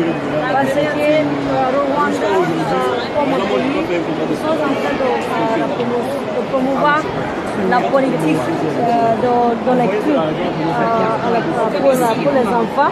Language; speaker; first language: French; non-native, local second language; Kinyarwanda